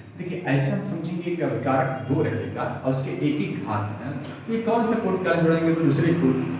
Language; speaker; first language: Hindi; native; Hindi